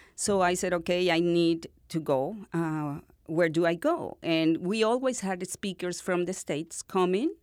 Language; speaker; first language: English; non-native, fluent; Spanish